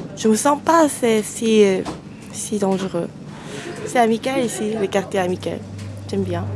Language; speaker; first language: French; non-native, learner; Korean